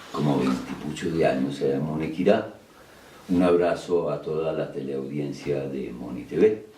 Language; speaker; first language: Spanish; early bilingual, other home language; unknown